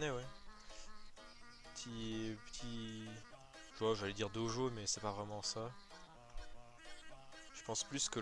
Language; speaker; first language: French; native; French